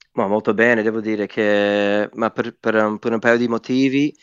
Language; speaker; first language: Italian; non-native, fluent; English